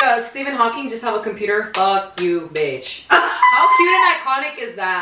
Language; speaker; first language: English; early bilingual, other home language; Spanish